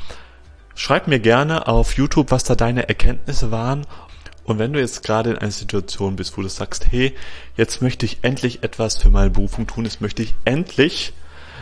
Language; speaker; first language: German; native; German